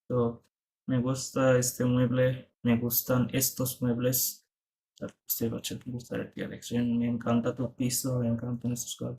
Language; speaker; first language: Spanish; non-native, fluent; Bangla